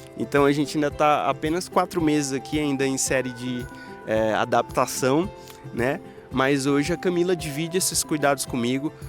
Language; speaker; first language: Portuguese; native; Portuguese